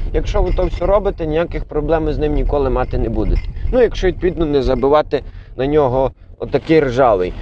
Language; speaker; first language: Ukrainian; native; Ukrainian